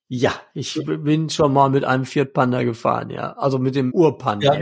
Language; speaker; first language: German; native; German